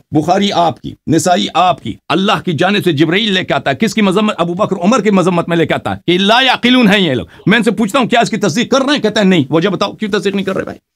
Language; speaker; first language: Urdu; non-native, fluent; Persian